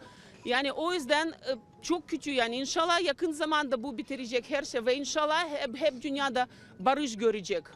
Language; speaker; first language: Turkish; non-native, learner; Ukrainian